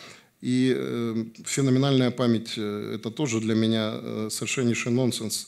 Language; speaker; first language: Russian; native; Russian